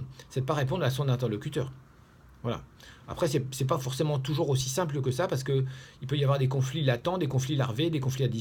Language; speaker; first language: French; native; French